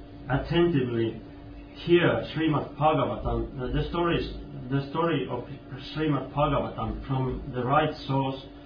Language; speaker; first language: English; non-native, fluent; Finnish